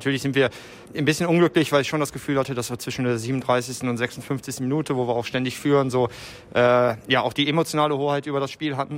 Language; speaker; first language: German; native; German